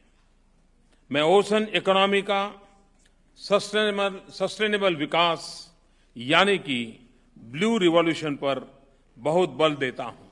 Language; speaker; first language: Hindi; non-native, local second language; Gujarati